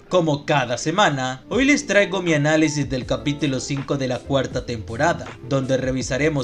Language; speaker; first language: Spanish; native; Spanish